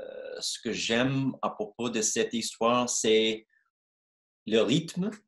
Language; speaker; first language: French; non-native, fluent; English